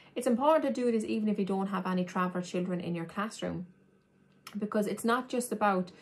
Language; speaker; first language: English; native; English